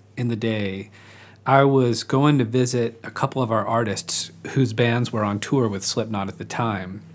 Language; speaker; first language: English; native; English